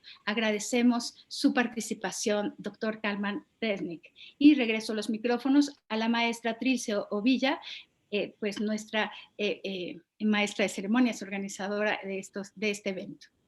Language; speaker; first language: Spanish; native; Spanish